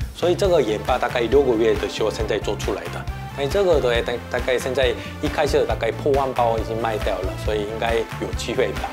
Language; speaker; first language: Chinese; non-native, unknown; Korean